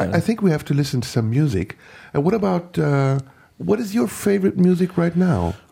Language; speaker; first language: English; non-native, fluent; Turkish